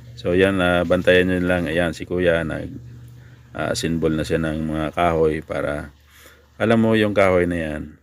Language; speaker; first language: Filipino; non-native, local second language; Cebuano